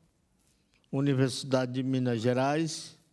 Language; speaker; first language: Portuguese; non-native, local second language; Yanomámi